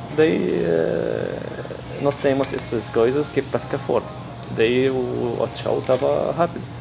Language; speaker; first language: Portuguese; non-native, fluent; Arabic